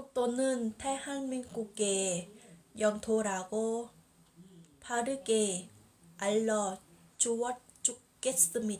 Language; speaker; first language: Korean; non-native, learner; Thai